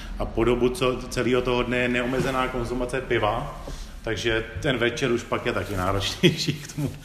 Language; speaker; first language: Czech; early bilingual, other home language; Greek